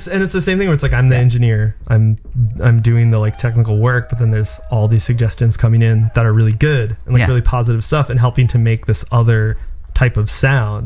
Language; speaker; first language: English; early bilingual, other home language; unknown